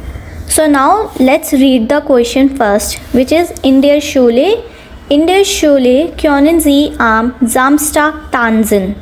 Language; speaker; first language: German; non-native, fluent; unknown